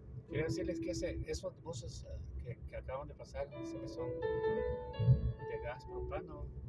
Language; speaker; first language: Spanish; native; Spanish